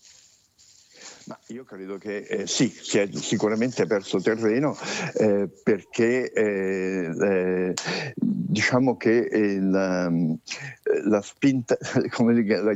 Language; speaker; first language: Italian; native; Italian